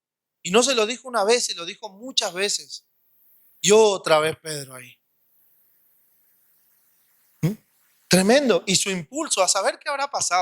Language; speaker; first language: Spanish; native; Spanish